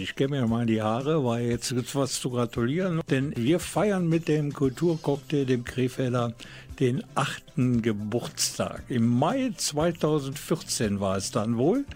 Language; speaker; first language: German; native; German